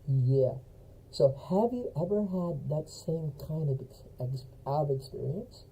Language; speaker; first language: English; non-native, fluent; Filipino